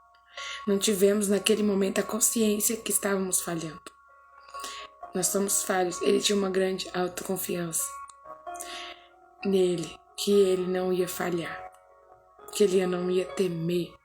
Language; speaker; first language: Portuguese; native; Portuguese